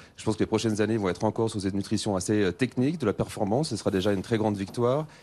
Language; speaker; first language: French; native; French